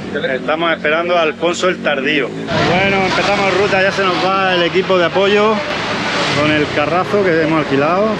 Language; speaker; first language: Spanish; native; Spanish